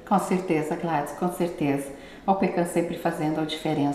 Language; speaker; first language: Portuguese; native; Portuguese